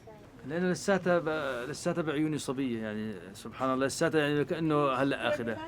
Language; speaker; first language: Arabic; native; Arabic